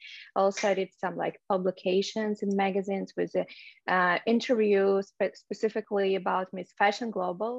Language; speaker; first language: English; non-native, fluent; Russian